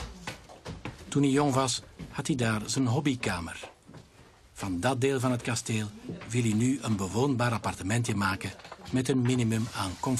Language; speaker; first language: Dutch; native; Dutch